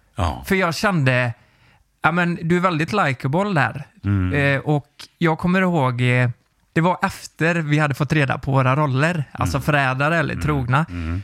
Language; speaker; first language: Swedish; native; Swedish